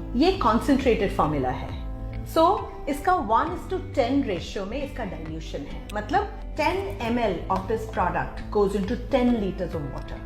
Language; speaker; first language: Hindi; non-native, local second language; Bangla